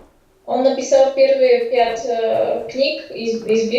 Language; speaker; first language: Russian; non-native, fluent; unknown